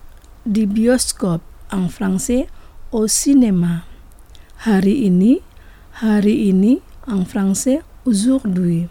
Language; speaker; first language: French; non-native, fluent; Indonesian